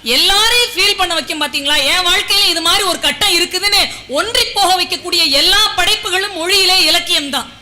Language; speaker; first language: Tamil; native; Tamil